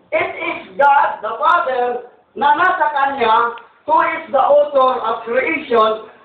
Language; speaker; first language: English; non-native, local second language; Filipino